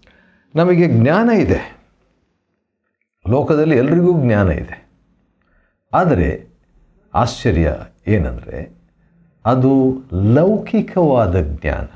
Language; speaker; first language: Kannada; native; Kannada